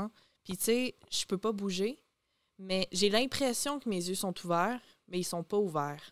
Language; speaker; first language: French; native; French